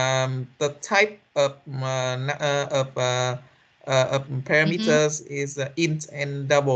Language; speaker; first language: English; non-native, learner; Vietnamese